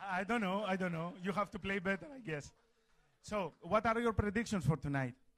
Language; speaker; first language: English; non-native, fluent; Greek